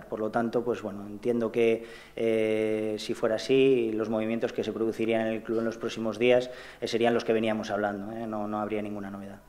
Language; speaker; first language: Spanish; native; Spanish